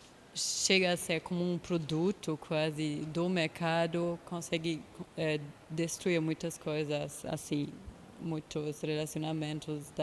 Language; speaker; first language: Portuguese; non-native, fluent; German